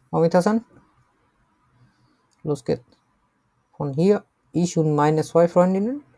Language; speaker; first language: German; non-native, fluent; Bangla